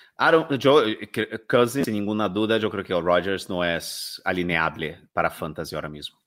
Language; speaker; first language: Spanish; non-native, fluent; Portuguese